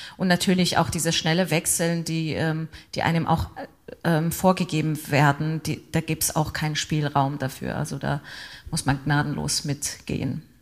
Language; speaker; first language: German; non-native, fluent; Persian